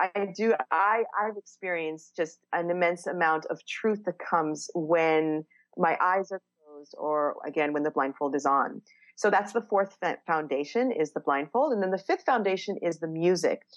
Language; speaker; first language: English; non-native, fluent; Hebrew